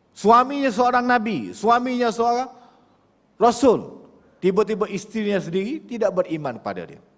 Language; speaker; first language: Malay; native; Malay